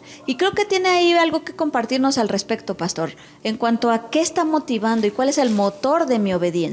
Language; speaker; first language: Spanish; native; Spanish